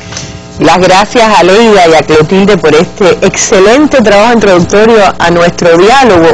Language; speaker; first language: Spanish; native; Spanish